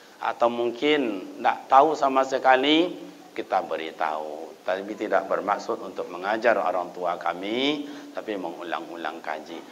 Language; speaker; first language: Malay; non-native, local second language; Minangkabau